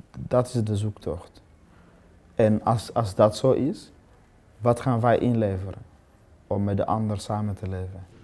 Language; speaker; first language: Dutch; non-native, fluent; Swahili